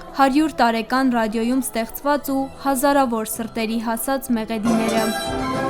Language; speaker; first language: Armenian; native; Armenian